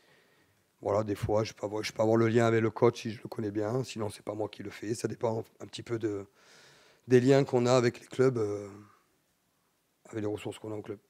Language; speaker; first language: French; native; French